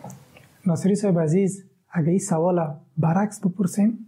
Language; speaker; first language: Persian; native; Persian